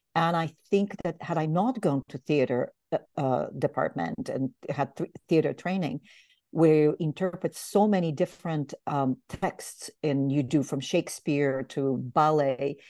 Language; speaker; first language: English; early bilingual, other home language; Bulgarian